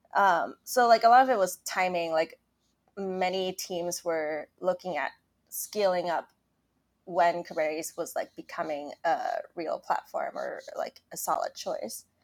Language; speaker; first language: English; non-native, local second language; Cantonese